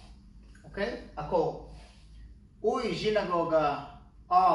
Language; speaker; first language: Hungarian; non-native, learner; Hebrew